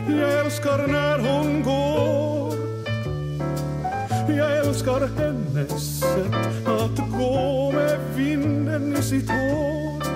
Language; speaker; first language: Swedish; non-native, fluent; Icelandic